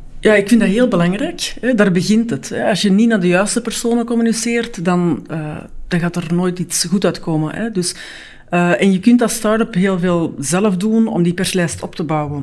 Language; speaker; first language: Dutch; native; Dutch